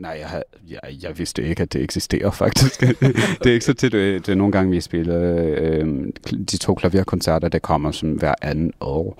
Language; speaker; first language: Danish; non-native, fluent; English